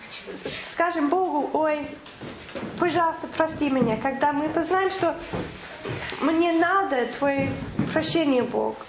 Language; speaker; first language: Russian; non-native, fluent; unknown